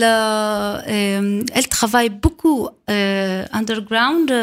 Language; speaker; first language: French; non-native, learner; Arabic